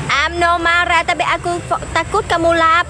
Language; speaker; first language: Indonesian; non-native, learner; Vietnamese